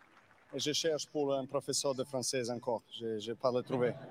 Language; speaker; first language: French; non-native, learner; Serbian